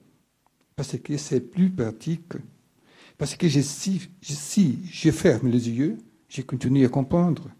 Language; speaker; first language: French; non-native, fluent; Portuguese